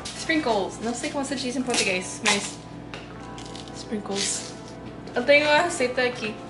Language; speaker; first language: Portuguese; non-native, learner; English